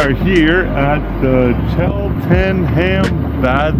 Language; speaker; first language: English; native; English